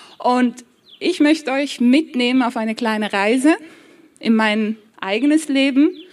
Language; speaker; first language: German; early bilingual, other home language; Polish